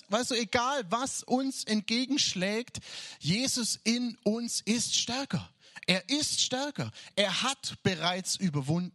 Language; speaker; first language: German; native; German